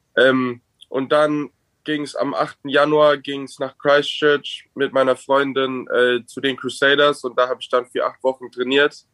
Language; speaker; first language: German; native; German